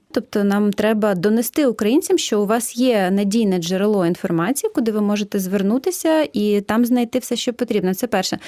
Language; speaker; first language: Ukrainian; native; Ukrainian